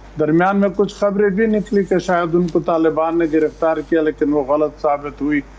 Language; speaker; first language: Urdu; non-native, local second language; Pashto